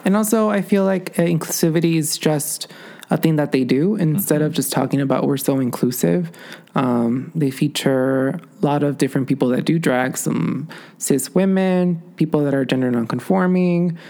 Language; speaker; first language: English; early bilingual, other home language; Spanish